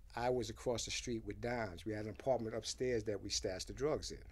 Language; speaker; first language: English; early bilingual, other home language; Haitian Creole